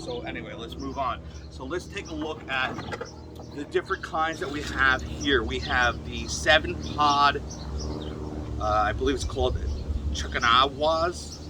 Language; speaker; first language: English; native; English